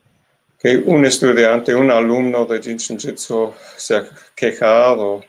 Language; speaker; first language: Spanish; non-native, learner; English